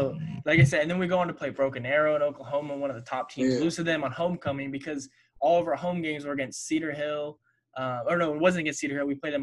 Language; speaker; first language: English; native; English